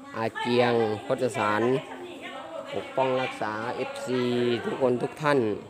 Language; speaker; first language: Thai; non-native, local second language; Lao